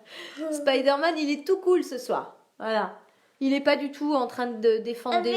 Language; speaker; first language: French; native; French